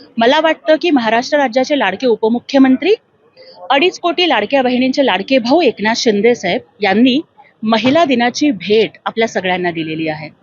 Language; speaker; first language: Marathi; non-native, local second language; Telugu